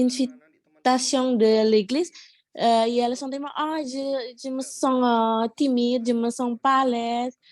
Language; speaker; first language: French; non-native, learner; Indonesian